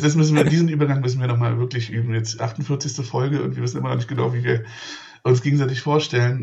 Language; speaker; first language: German; native; German